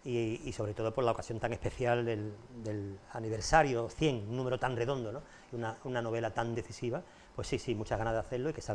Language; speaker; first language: Spanish; native; Spanish